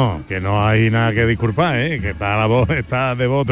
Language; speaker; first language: Spanish; native; Spanish